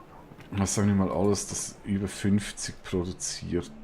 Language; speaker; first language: German; native; German